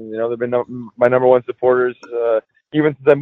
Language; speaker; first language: English; native; English